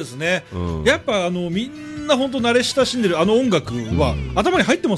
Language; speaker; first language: Japanese; native; Japanese